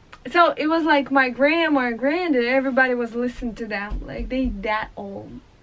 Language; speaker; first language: English; non-native, fluent; Russian